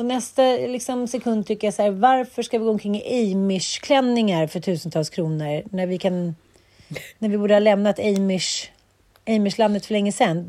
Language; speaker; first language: Swedish; native; Swedish